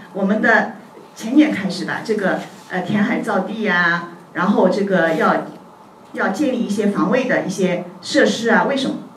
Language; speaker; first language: Chinese; native; Chinese